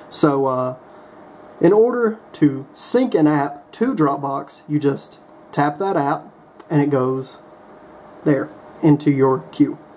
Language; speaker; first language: English; native; English